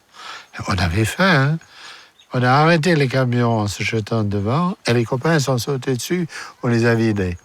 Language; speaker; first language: French; non-native, fluent; German